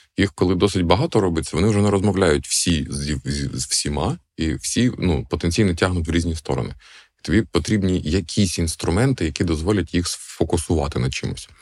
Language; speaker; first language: Ukrainian; non-native, local second language; Russian